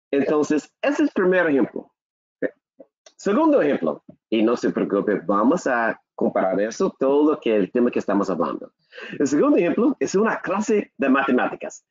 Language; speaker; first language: Spanish; non-native, learner; English